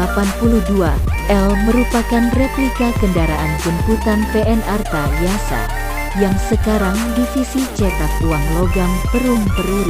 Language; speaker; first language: Indonesian; native; Indonesian